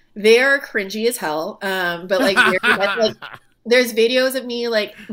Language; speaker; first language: English; native; English